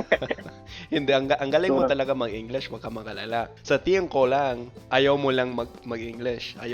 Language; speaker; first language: Filipino; non-native, fluent; English